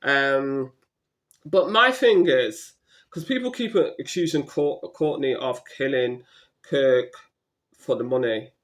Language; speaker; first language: English; native; English